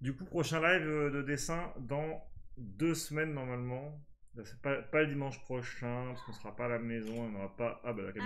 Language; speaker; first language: French; native; French